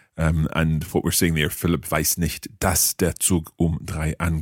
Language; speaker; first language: German; non-native, fluent; English